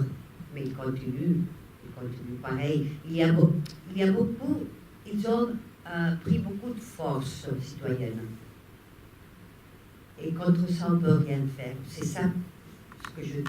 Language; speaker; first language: French; non-native, fluent; Spanish